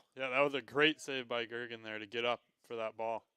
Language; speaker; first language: English; native; English